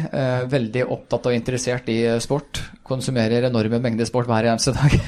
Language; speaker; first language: Norwegian; early bilingual, other home language; Swedish